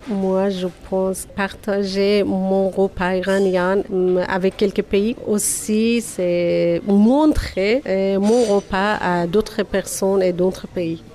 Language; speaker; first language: French; non-native, learner; Persian